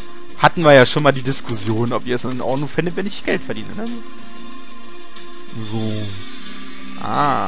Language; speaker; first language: German; native; German